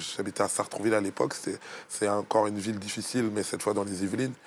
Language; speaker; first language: French; native; French